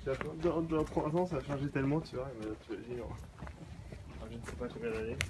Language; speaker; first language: French; early bilingual, other home language; Japanese